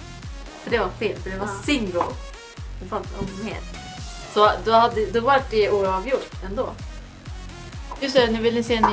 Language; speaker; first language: Swedish; native; Swedish